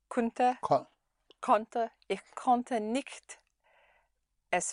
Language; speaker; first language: German; non-native, learner; English